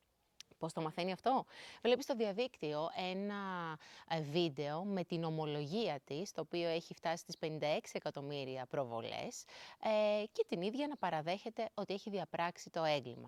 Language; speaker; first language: Greek; native; Greek